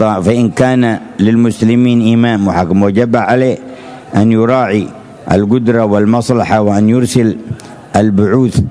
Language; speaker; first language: Arabic; native; Arabic